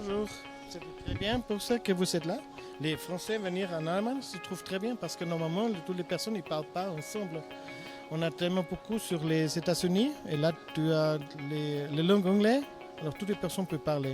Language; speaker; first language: French; non-native, learner; German